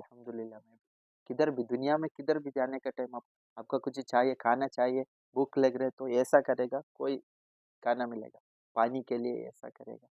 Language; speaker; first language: Hindi; non-native, local second language; Malayalam